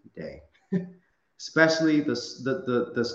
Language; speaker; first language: English; native; English